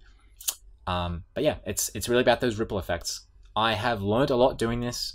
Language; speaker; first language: English; native; English